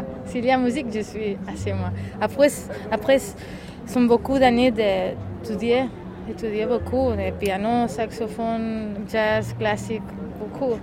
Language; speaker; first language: French; non-native, learner; Catalan